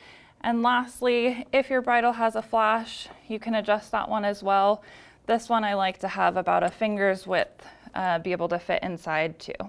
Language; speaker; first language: English; native; English